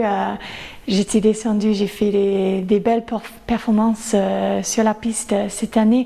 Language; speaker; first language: French; non-native, fluent; English